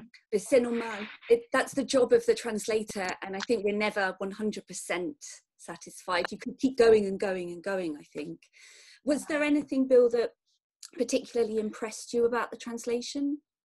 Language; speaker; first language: English; native; English